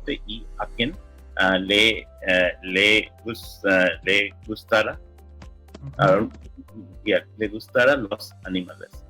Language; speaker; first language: Spanish; non-native, learner; English